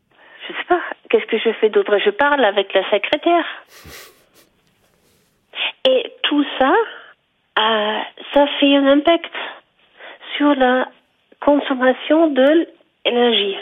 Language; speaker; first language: French; non-native, fluent; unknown